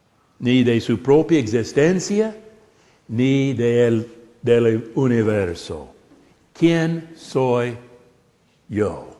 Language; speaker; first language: Spanish; non-native, fluent; English